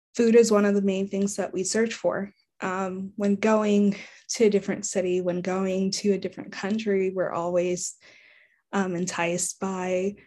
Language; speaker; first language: English; early bilingual, other home language; Haitian Creole